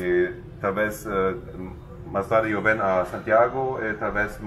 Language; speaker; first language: Spanish; non-native, learner; German